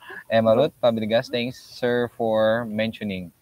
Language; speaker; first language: English; non-native, local second language; Filipino